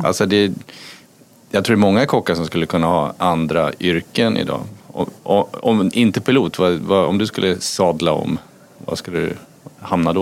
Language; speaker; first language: Swedish; native; Swedish